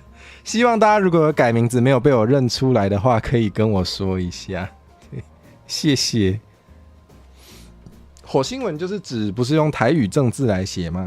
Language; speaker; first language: Chinese; native; Chinese